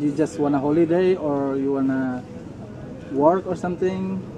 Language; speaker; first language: English; non-native, learner; Indonesian